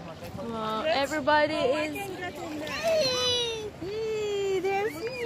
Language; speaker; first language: English; non-native, fluent; Filipino